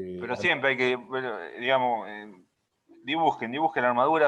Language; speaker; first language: Spanish; native; Spanish